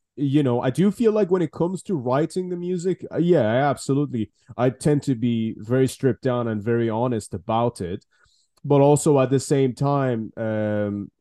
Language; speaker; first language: English; non-native, fluent; Persian